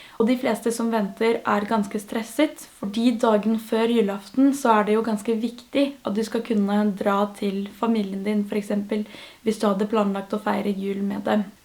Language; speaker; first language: Norwegian; non-native, fluent; French